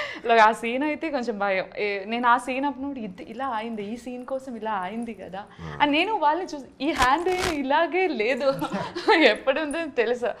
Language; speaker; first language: Telugu; non-native, learner; Malayalam